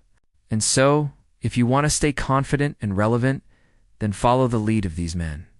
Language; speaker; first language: English; native; English